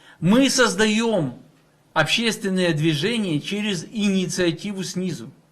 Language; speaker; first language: Russian; native; Russian